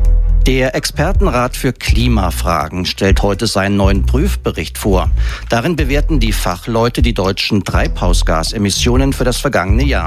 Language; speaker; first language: German; native; German